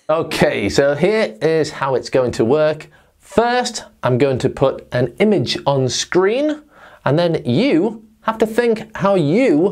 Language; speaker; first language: English; native; English